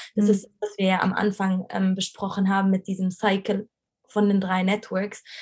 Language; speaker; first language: German; non-native, fluent; Arabic